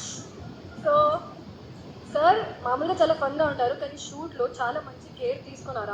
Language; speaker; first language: Telugu; non-native, local second language; Hindi